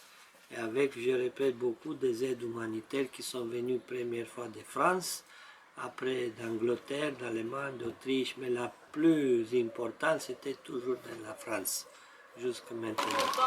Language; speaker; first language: French; non-native, learner; Romanian